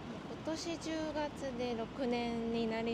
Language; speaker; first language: Japanese; non-native, fluent; Chinese